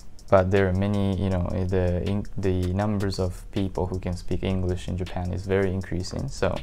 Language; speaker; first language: English; non-native, fluent; Japanese